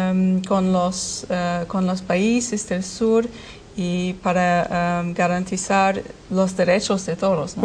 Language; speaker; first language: Spanish; non-native, learner; German